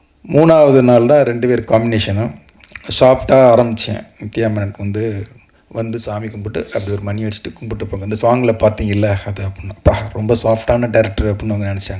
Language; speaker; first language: Tamil; native; Tamil